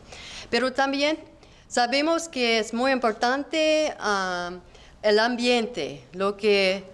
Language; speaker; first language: Spanish; non-native, learner; English